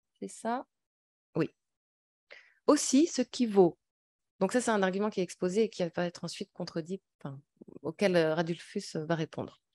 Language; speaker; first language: French; native; French